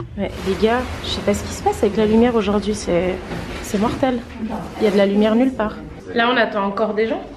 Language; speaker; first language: French; native; French